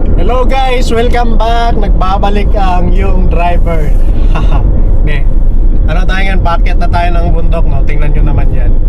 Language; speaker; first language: Filipino; native; Filipino